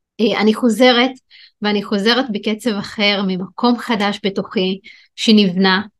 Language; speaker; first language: Hebrew; non-native, local second language; Arabic